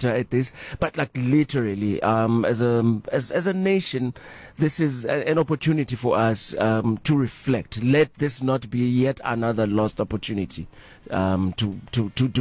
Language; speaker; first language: English; non-native, local second language; Zulu